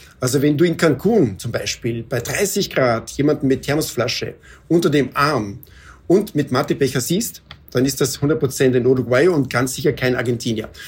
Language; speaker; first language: German; native; German